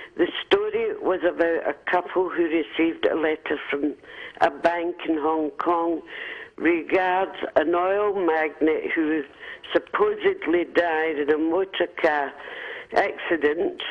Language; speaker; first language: English; non-native, fluent; Finnish